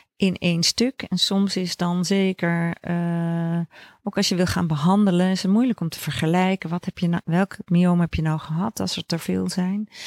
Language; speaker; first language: Dutch; native; Dutch